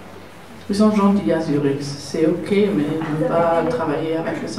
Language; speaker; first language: French; non-native, learner; German